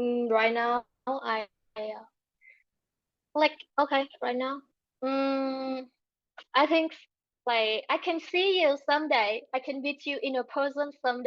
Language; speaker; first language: English; non-native, learner; Vietnamese